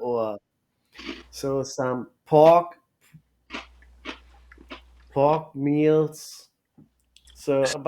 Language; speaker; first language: English; non-native, learner; German